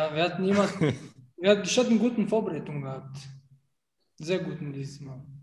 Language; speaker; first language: German; non-native, fluent; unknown